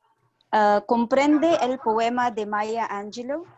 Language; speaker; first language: Spanish; non-native, learner; English